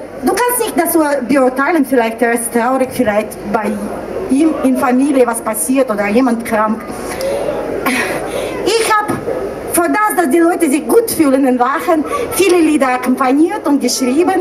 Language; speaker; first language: German; non-native, learner; Russian